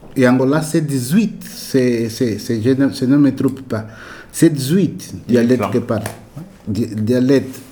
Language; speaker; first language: French; non-native, learner; Portuguese